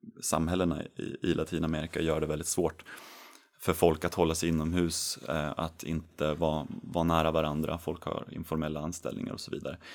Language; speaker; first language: Swedish; native; Swedish